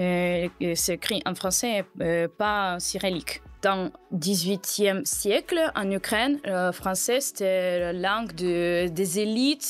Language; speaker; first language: French; non-native, fluent; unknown